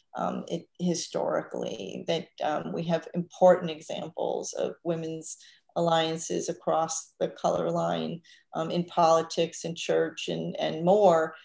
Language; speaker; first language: English; native; English